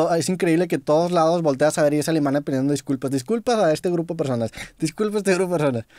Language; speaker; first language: Spanish; native; Spanish